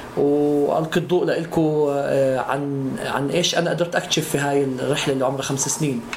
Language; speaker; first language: Arabic; native; Arabic